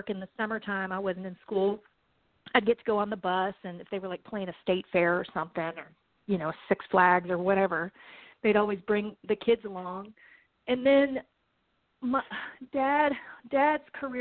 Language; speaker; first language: English; native; English